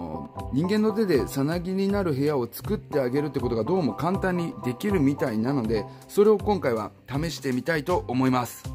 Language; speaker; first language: Japanese; native; Japanese